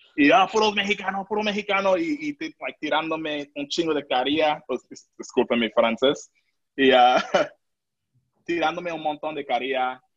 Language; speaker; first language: Spanish; non-native, local second language; English